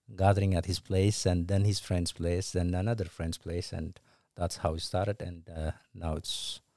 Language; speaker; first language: English; non-native, fluent; Tigrinya